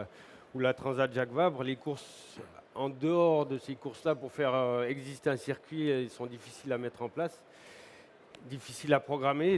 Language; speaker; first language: French; native; French